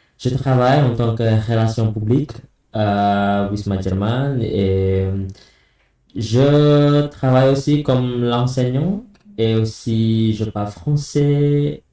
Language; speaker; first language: French; non-native, fluent; Javanese